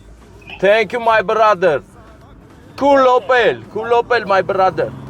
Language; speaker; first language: English; non-native, learner; Armenian